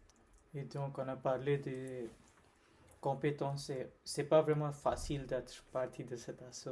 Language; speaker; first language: French; non-native, learner; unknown